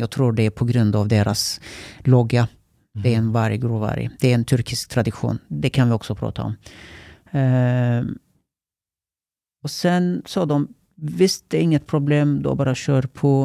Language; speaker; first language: Swedish; early bilingual, other home language; Turkish